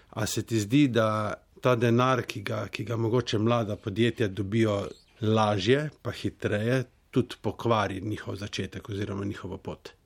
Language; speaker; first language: Slovenian; native; Slovenian